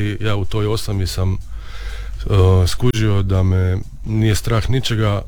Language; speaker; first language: Serbian; native; Serbian